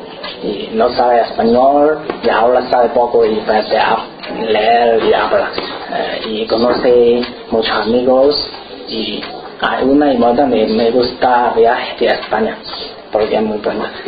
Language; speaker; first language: Spanish; non-native, learner; Chinese